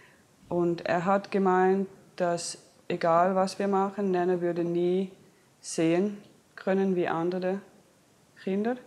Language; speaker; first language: German; non-native, fluent; Danish